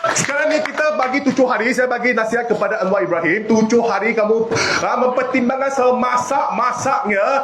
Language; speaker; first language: Malay; non-native, local second language; Chinese